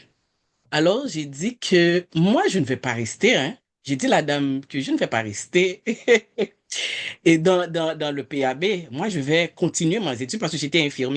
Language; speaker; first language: French; non-native, local second language; Haitian Creole